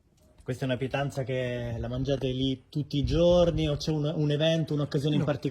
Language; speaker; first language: Italian; native; Italian